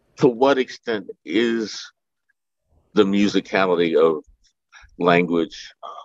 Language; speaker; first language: English; native; English